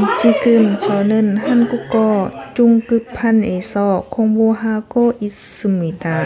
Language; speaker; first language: Korean; non-native, learner; Lao